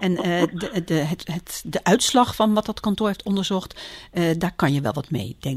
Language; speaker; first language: Dutch; native; Dutch